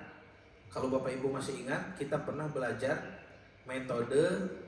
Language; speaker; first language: Indonesian; native; Indonesian